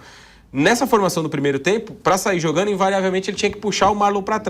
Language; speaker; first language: Portuguese; native; Portuguese